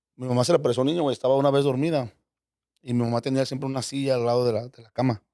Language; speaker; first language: Spanish; early bilingual, heritage; Spanish